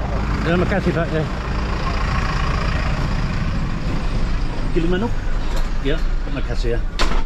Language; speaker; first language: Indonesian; non-native, learner; English